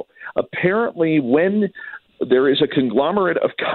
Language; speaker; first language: English; native; English